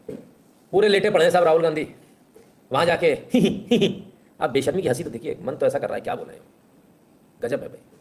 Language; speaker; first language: Hindi; native; Hindi